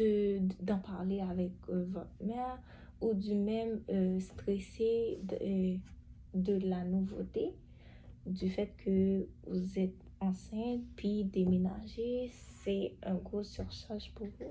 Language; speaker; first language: French; native; French